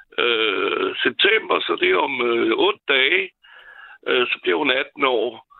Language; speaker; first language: Danish; non-native, fluent; French